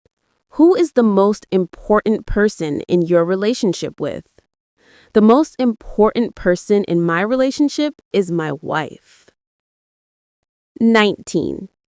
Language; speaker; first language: English; non-native, learner; Vietnamese